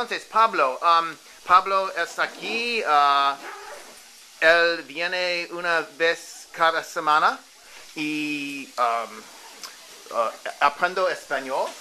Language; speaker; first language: Spanish; non-native, learner; English